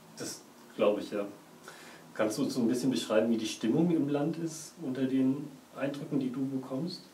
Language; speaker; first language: German; native; German